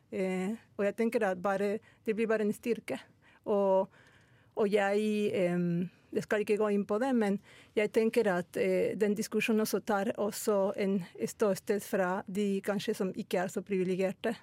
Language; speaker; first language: Norwegian; non-native, fluent; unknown